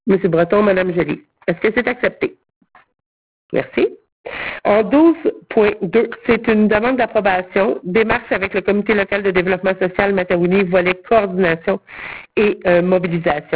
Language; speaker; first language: French; native; French